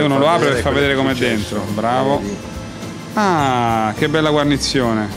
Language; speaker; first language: Italian; native; Italian